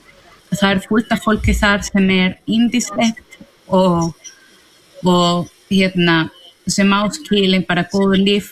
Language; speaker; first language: Icelandic; non-native, fluent; Spanish